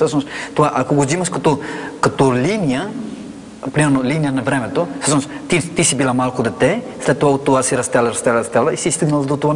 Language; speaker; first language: Bulgarian; non-native, fluent; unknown